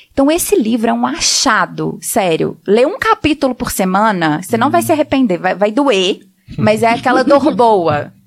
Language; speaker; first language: Portuguese; native; Portuguese